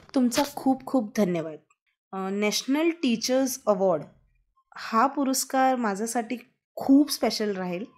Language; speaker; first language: Marathi; non-native, local second language; Hindi